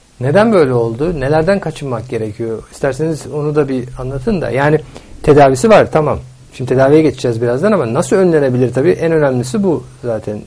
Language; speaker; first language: Turkish; native; Turkish